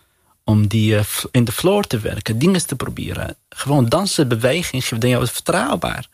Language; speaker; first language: Dutch; non-native, fluent; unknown